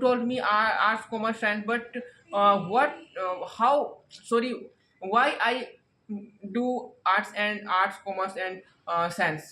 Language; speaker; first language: English; non-native, learner; Hindi